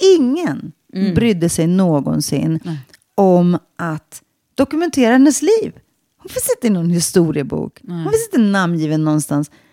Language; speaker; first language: Swedish; early bilingual, other home language; Greek